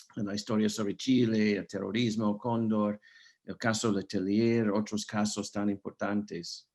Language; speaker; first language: Spanish; non-native, fluent; English